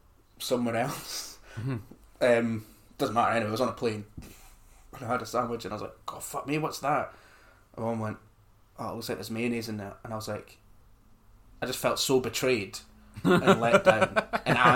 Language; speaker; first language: English; native; English